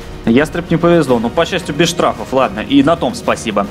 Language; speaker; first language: Russian; native; Russian